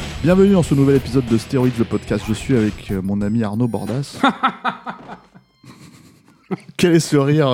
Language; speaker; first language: French; native; French